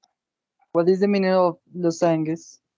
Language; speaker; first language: English; non-native, learner; Spanish